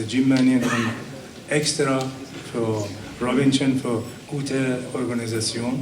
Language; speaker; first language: German; non-native, learner; Persian